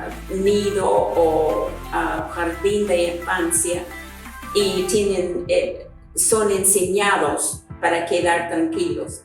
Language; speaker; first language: Spanish; non-native, fluent; English